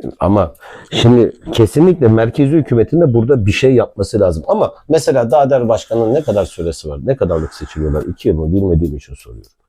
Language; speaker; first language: Turkish; native; Turkish